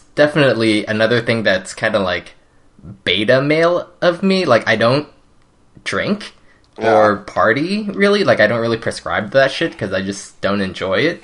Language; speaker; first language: English; early bilingual, other home language; Cantonese